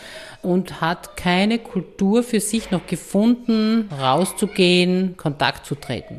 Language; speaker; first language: German; native; German